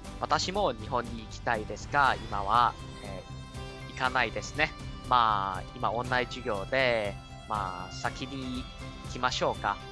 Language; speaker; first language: Japanese; non-native, learner; Cantonese